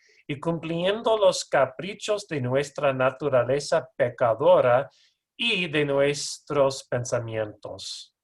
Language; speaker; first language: Spanish; non-native, fluent; English